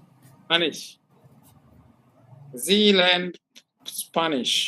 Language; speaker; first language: German; non-native, learner; Bangla